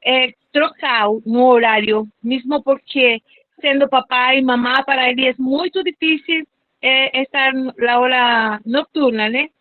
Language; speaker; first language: Portuguese; non-native, fluent; Spanish